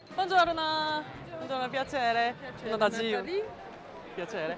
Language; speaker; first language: Italian; non-native, learner; Korean